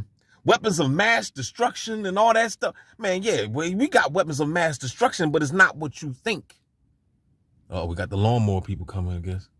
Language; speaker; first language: English; native; English